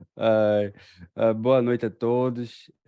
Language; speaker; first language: Portuguese; native; Portuguese